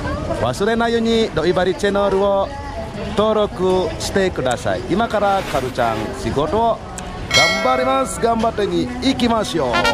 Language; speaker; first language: Japanese; non-native, fluent; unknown